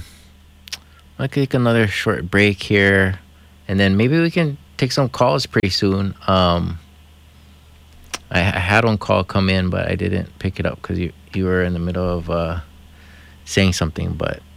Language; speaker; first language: English; non-native, local second language; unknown